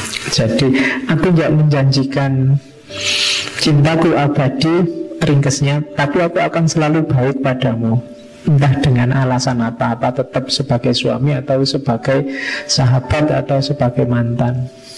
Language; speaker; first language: Indonesian; non-native, local second language; Javanese